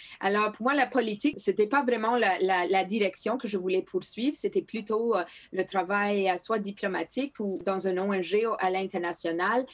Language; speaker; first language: French; non-native, local second language; Greek